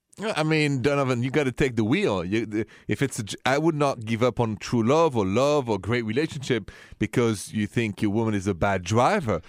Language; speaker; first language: English; non-native, fluent; French